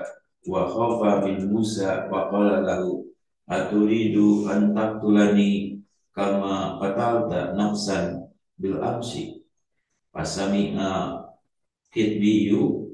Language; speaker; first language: Arabic; non-native, learner; Indonesian